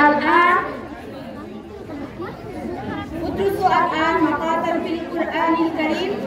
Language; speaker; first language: Arabic; non-native, learner; Bangla